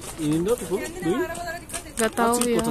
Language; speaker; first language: Indonesian; non-native, learner; Turkish